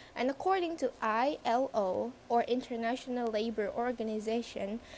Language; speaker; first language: English; non-native, fluent; Indonesian